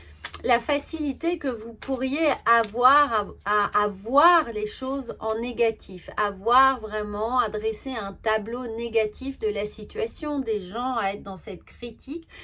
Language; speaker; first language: French; native; French